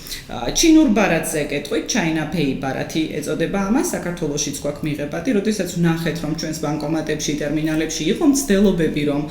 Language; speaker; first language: Georgian; native; Georgian